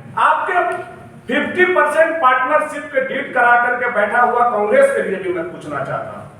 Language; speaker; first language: Hindi; native; Hindi